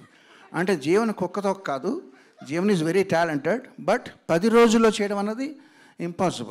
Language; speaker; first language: Telugu; native; Telugu